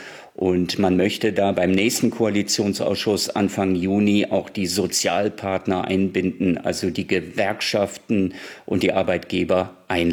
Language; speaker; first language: German; native; German